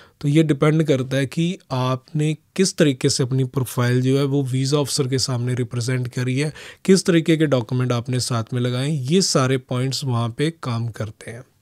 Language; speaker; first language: Hindi; non-native, local second language; Punjabi